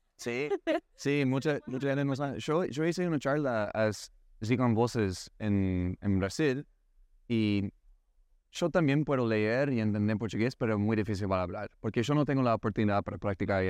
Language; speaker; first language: Spanish; non-native, learner; English